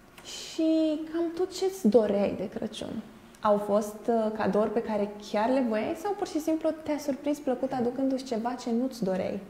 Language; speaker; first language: Romanian; native; Romanian